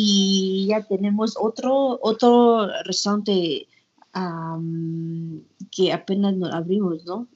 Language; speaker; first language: Spanish; non-native, learner; Thai